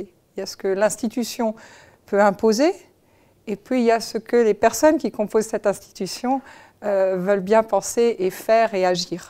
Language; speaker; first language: French; native; French